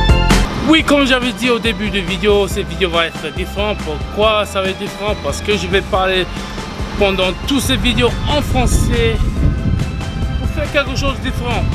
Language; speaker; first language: French; non-native, fluent; English